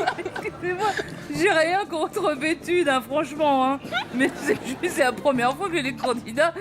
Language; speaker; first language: French; native; French